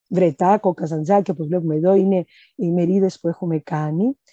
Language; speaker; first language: Greek; early bilingual, other home language; Spanish